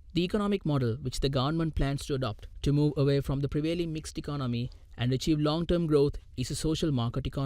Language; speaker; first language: English; non-native, local second language; Sinhala